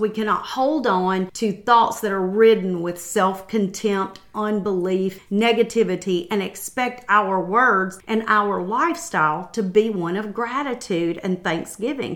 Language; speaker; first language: English; native; English